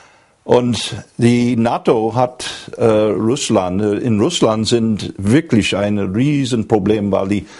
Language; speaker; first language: German; non-native, fluent; English